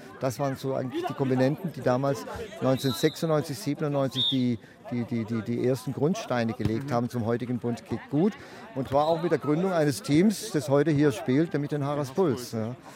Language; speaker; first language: German; native; German